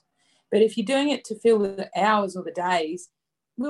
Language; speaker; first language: English; native; English